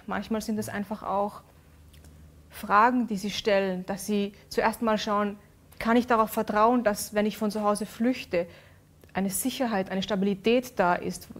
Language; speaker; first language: German; early bilingual, other home language; Urdu